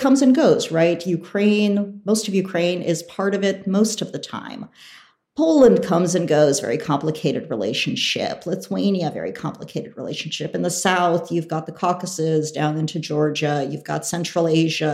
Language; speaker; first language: English; early bilingual, other home language; Russian